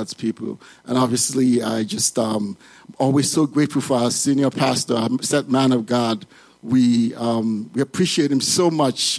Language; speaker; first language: English; non-native, local second language; Yoruba